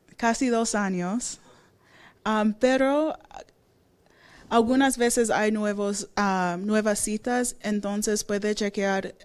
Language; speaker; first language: Spanish; non-native, fluent; English